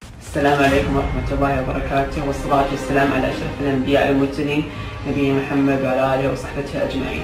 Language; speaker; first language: Arabic; native; Arabic